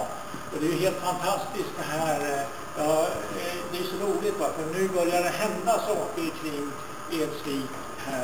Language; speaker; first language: Swedish; native; Swedish